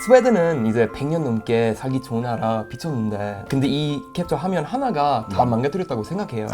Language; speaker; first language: Korean; non-native, fluent; Swedish